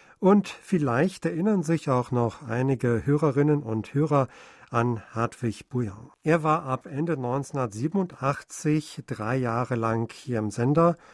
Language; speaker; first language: German; native; German